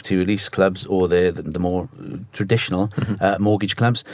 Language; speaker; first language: English; native; English